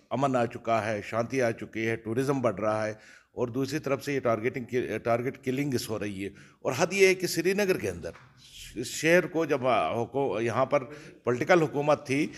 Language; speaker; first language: Urdu; non-native, local second language; Kashmiri